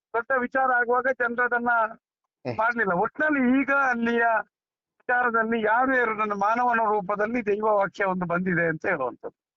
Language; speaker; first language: Kannada; non-native, local second language; Tulu